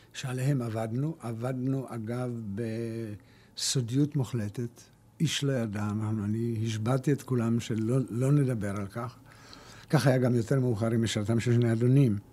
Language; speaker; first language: Hebrew; early bilingual, other home language; German